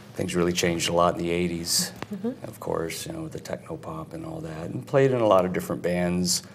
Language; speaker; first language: English; native; English